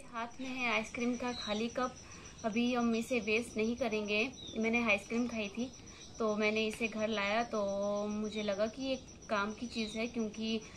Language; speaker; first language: Hindi; native; Hindi